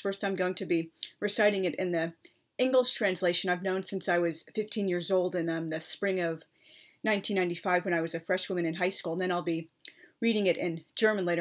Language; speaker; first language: English; native; English